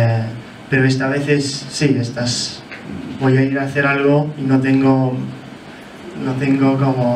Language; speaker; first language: Spanish; non-native, fluent; English